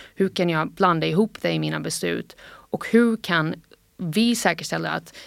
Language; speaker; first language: Swedish; non-native, fluent; English